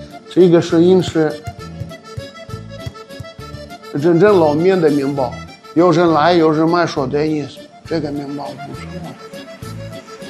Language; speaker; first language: Chinese; non-native, learner; Russian